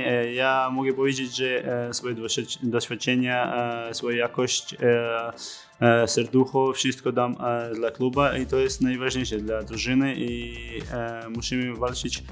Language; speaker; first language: Polish; non-native, fluent; Georgian